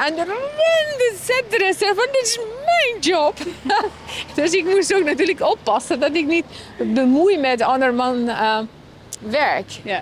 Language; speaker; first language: Dutch; non-native, fluent; Persian